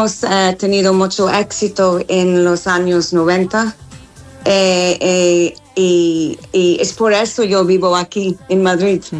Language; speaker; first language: Spanish; non-native, fluent; English